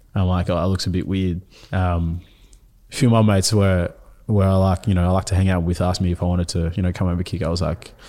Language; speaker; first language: English; early bilingual, other home language; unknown